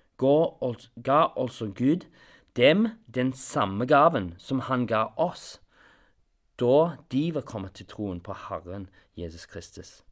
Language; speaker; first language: Norwegian; non-native, fluent; English